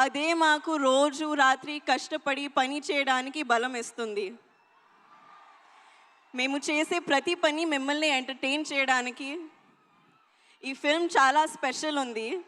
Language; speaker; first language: Telugu; non-native, learner; Hindi